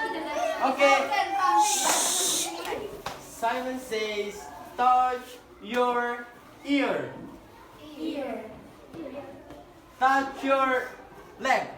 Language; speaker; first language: English; non-native, learner; Indonesian